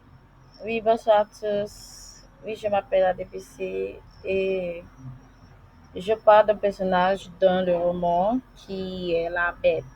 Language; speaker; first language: French; non-native, learner; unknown